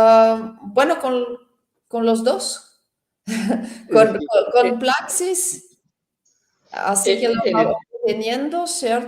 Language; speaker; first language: Spanish; non-native, fluent; Portuguese